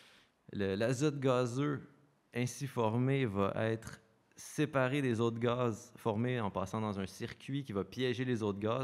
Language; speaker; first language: French; native; French